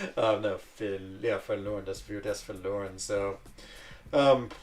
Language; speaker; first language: German; non-native, learner; English